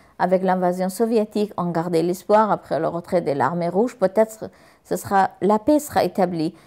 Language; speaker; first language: French; non-native, fluent; Persian